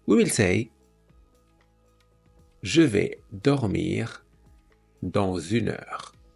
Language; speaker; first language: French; non-native, fluent; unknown